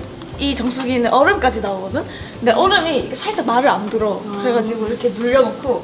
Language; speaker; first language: Korean; native; Korean